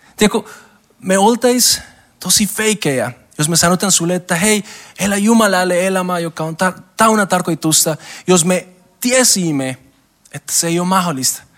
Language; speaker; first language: Finnish; non-native, learner; Spanish